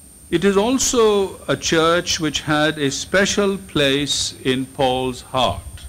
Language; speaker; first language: English; non-native, local second language; Urdu